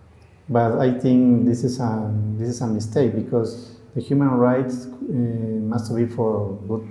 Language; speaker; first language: English; non-native, learner; Spanish